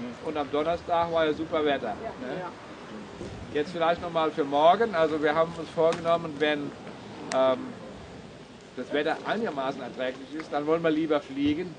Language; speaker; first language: German; native; German